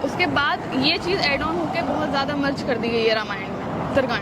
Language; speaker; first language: Hindi; native; Hindi